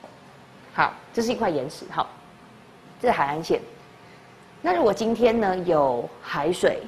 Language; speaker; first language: Chinese; native; Chinese